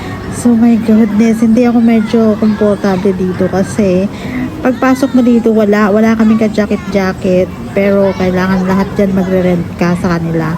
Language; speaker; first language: Filipino; native; Filipino